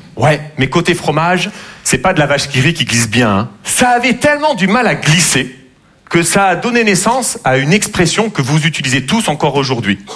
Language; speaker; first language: French; native; French